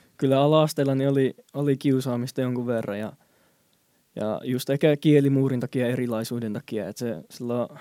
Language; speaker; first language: Finnish; early bilingual, other home language; Chinese